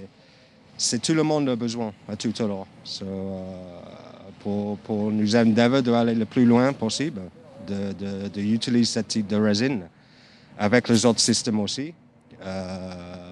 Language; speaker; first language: French; non-native, learner; English